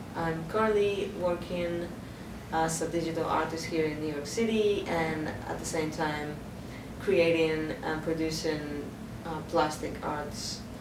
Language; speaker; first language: English; non-native, fluent; Spanish